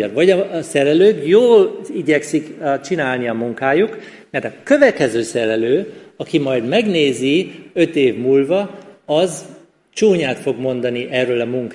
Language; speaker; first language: Hungarian; non-native, fluent; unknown